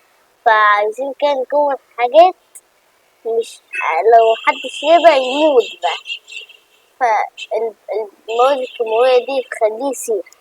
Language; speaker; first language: Arabic; native; Arabic